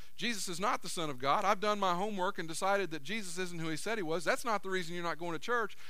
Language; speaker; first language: English; native; English